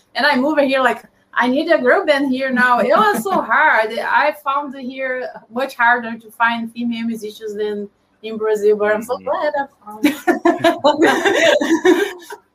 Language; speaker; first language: English; non-native, fluent; Portuguese